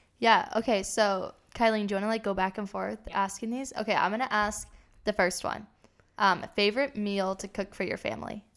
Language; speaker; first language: English; native; English